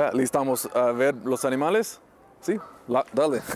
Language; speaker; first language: Spanish; non-native, learner; English